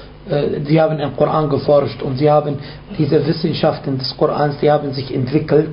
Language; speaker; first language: German; non-native, fluent; Arabic